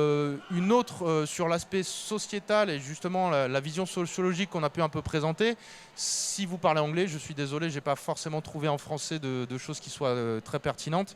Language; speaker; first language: French; native; French